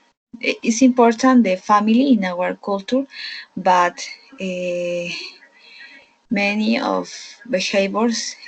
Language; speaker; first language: English; non-native, learner; Spanish